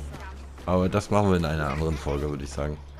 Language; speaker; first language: German; native; German